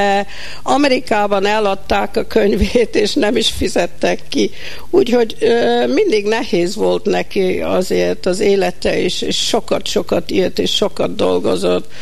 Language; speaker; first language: Hungarian; early bilingual, heritage; Hungarian